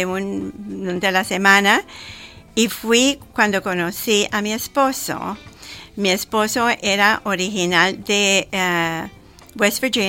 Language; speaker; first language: Spanish; early bilingual, heritage; Spanish